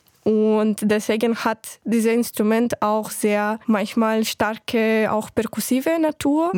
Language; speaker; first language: German; non-native, fluent; Ukrainian